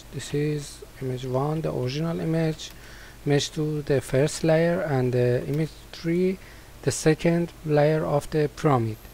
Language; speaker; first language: English; non-native, fluent; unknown